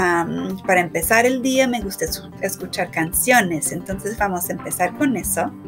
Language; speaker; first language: Spanish; non-native, fluent; English